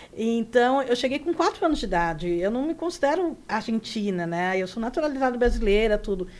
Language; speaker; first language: Portuguese; early bilingual, other home language; Spanish